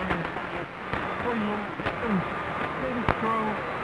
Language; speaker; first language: English; non-native, fluent; Dutch